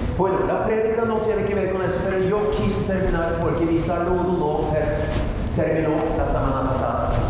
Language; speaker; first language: Spanish; non-native, fluent; Norwegian